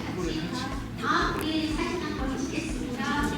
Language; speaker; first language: Korean; native; Korean